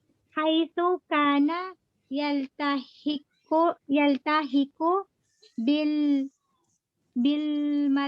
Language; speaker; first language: Arabic; non-native, learner; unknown